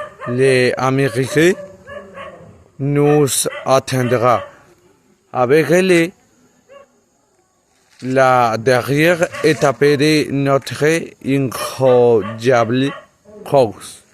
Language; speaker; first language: French; non-native, learner; Spanish